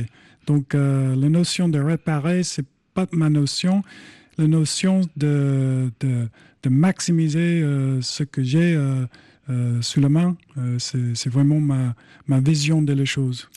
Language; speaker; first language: French; non-native, fluent; English